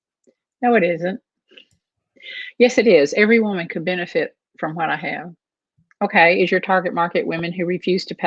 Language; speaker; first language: English; native; English